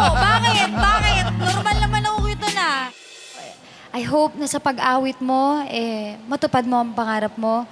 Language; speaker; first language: Filipino; native; Filipino